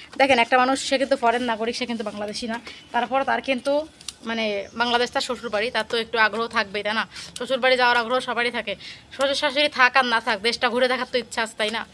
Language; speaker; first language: Bangla; native; Bangla